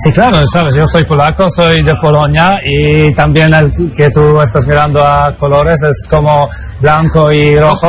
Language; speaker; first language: Spanish; non-native, learner; Polish